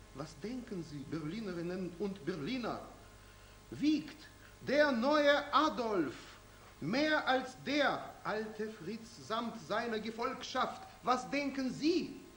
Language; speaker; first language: German; non-native, fluent; Russian